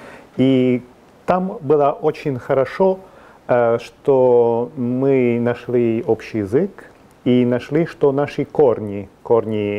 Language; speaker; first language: Russian; non-native, fluent; Italian